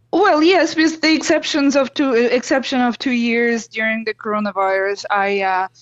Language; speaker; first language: English; non-native, fluent; Russian